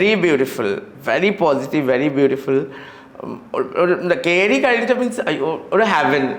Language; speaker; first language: Malayalam; non-native, learner; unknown